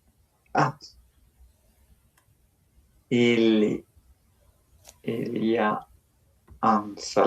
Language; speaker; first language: French; non-native, learner; Spanish